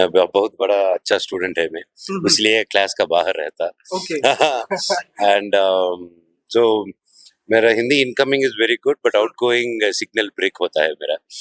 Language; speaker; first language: Hindi; non-native, local second language; Telugu